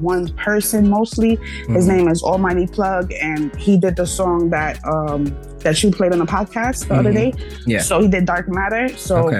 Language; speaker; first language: English; native; English